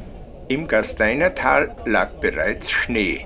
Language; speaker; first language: German; native; German